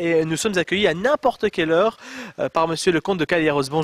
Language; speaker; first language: French; native; French